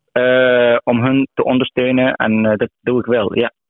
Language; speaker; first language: Dutch; non-native, learner; Arabic